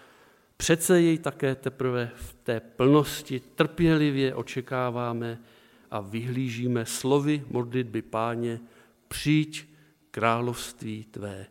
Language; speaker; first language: Czech; native; Czech